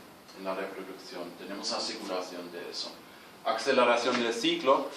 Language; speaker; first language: Spanish; non-native, fluent; German